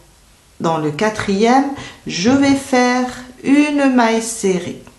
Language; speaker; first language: French; native; French